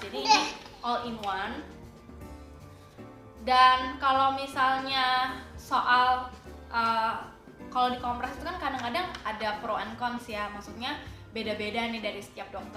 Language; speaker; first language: Indonesian; native; Indonesian